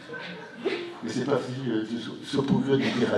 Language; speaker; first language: French; native; French